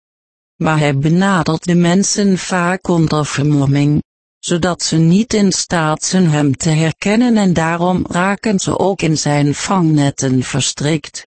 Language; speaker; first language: Dutch; native; Dutch